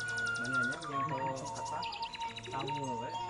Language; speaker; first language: Indonesian; non-native, local second language; Sundanese